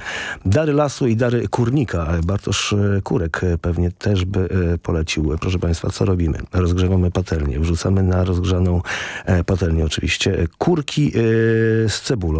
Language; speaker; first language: Polish; native; Polish